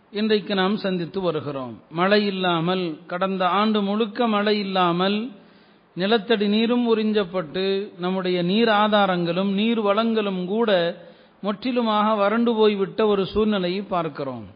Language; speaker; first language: Tamil; native; Tamil